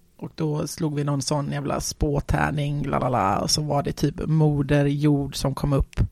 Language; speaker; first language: Swedish; native; Swedish